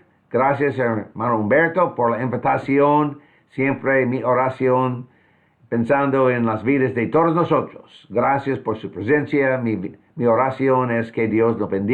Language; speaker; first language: Spanish; non-native, fluent; English